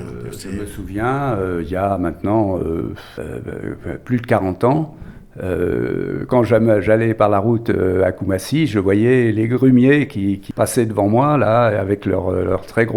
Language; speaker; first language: French; native; French